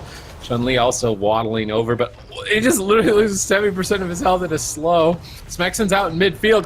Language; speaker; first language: English; native; English